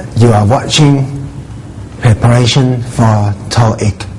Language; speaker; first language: English; non-native, fluent; Thai